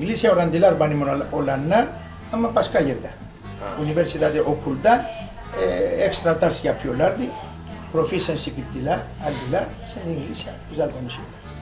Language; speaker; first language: Turkish; early bilingual, heritage; Greek